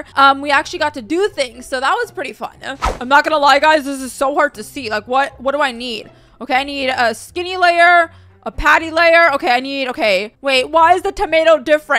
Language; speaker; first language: English; native; English